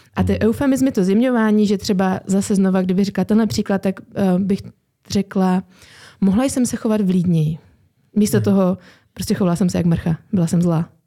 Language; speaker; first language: Czech; native; Czech